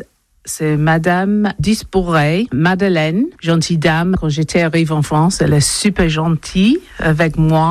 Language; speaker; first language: French; non-native, learner; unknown